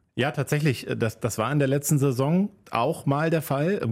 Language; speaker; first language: German; native; German